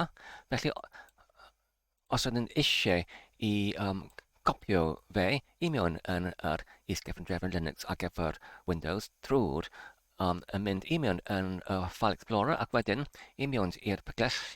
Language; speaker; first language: Welsh; non-native, learner; Polish